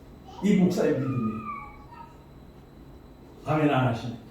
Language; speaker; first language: Korean; native; Korean